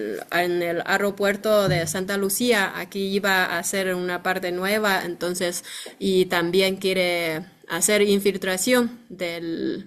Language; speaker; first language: Spanish; non-native, fluent; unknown